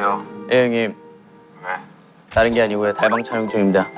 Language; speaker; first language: Korean; native; Korean